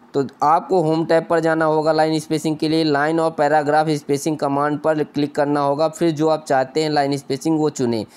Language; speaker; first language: Hindi; native; Hindi